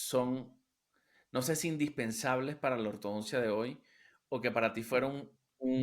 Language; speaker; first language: Spanish; native; Spanish